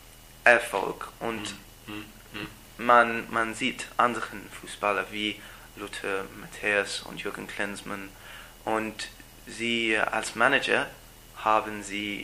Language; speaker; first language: German; non-native, learner; English